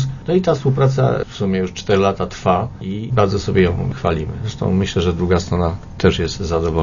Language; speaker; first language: Polish; native; Polish